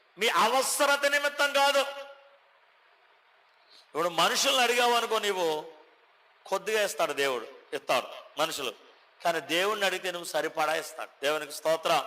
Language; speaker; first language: Telugu; native; Telugu